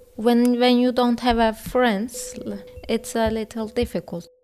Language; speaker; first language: English; non-native, learner; Turkish